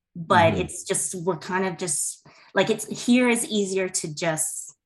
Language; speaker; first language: English; native; English